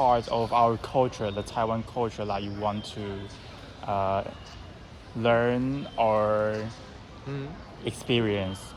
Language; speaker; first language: English; non-native, learner; Chinese